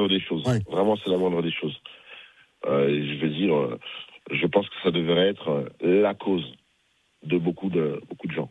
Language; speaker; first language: French; early bilingual, other home language; Bambara